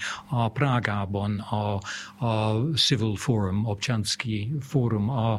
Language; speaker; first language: Hungarian; non-native, fluent; English